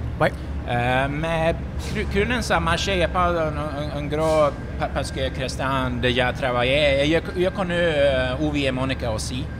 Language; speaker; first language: French; non-native, learner; Swedish